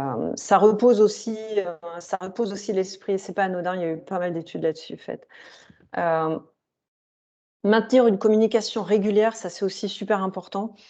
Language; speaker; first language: French; native; French